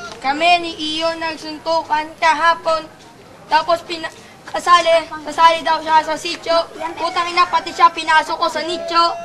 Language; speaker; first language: Filipino; native; Filipino